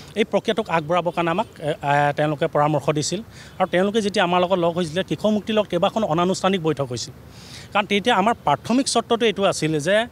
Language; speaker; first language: Assamese; native; Assamese